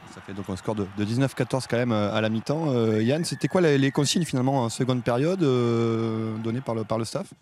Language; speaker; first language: French; native; French